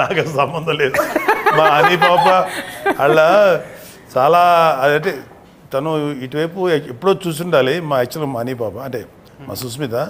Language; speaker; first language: Telugu; native; Telugu